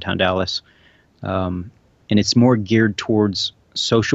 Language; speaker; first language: English; native; English